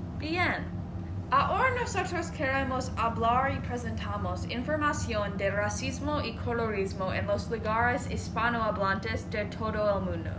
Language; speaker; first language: Spanish; non-native, learner; English